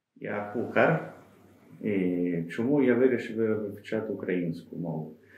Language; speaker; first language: Ukrainian; non-native, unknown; Italian